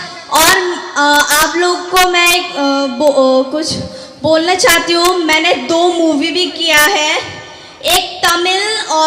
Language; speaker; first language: Hindi; non-native, local second language; Bodo